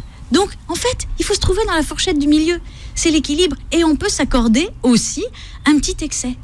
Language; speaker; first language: French; native; French